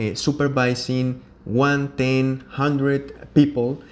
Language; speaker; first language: English; non-native, learner; Spanish